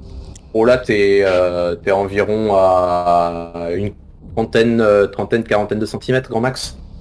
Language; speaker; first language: French; native; French